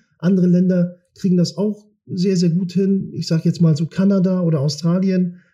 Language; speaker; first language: German; early bilingual, other home language; Turkish